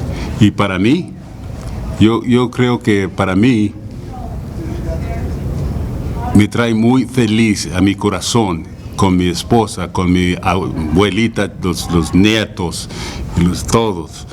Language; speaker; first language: Spanish; non-native, learner; English